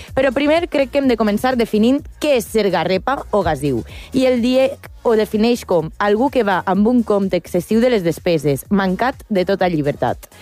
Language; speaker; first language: Catalan; native; Catalan